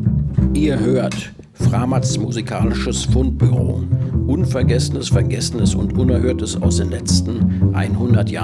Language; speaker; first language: German; native; German